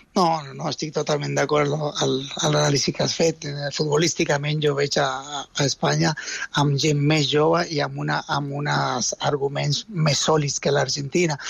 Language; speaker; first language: Catalan; non-native, fluent; Spanish